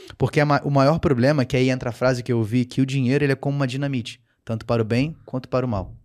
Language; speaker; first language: Portuguese; native; Portuguese